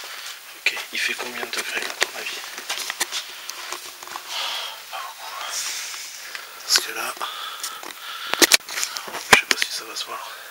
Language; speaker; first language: French; native; French